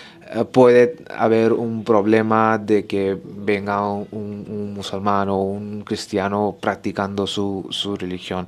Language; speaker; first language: Spanish; non-native, learner; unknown